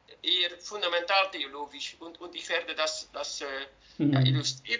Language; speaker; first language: German; non-native, fluent; Dutch